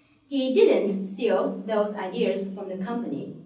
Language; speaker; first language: English; non-native, fluent; Vietnamese